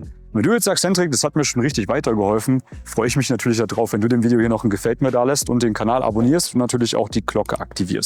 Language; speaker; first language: German; native; German